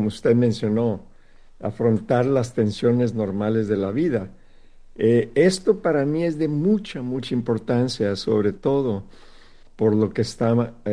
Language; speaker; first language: Spanish; native; Spanish